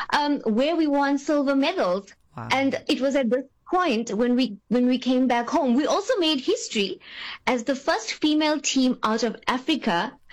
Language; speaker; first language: English; native; English